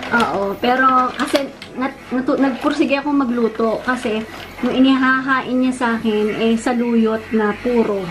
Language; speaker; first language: Filipino; non-native, local second language; Iloko